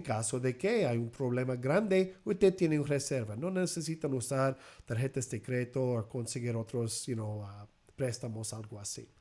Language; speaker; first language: Spanish; early bilingual, heritage; English